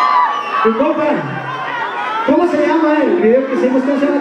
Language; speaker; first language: Spanish; native; Spanish